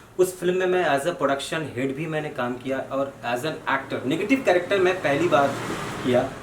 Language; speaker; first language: Hindi; non-native, local second language; Bangla